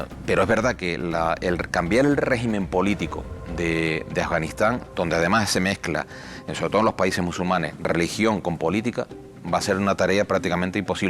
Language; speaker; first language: Spanish; native; Spanish